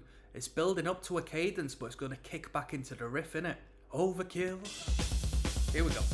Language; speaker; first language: English; native; English